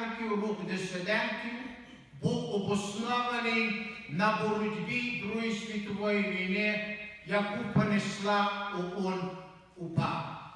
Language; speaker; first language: Ukrainian; native; Ukrainian